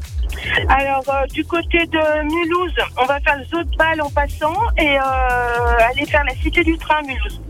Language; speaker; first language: French; native; French